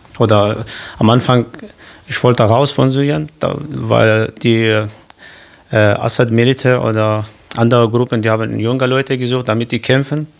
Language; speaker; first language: German; non-native, learner; Kurdish